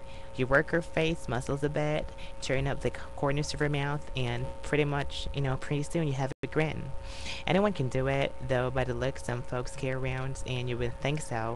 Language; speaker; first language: English; native; English